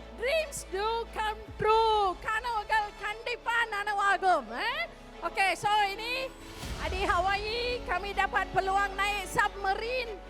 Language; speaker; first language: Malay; non-native, local second language; Tamil